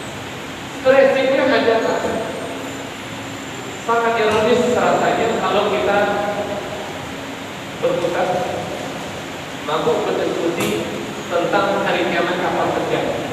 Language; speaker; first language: Indonesian; native; Indonesian